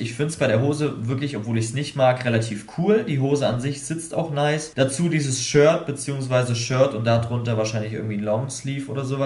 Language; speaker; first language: German; native; German